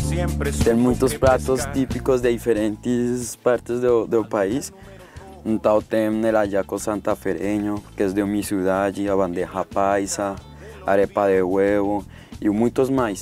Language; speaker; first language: Portuguese; non-native, learner; Spanish